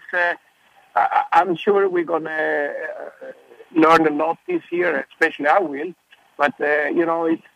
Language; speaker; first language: English; non-native, fluent; Swedish